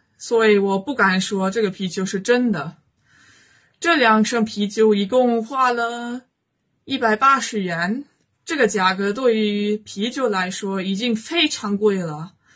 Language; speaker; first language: Chinese; non-native, fluent; German